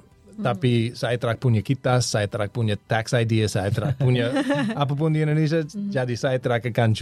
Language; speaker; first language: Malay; non-native, learner; English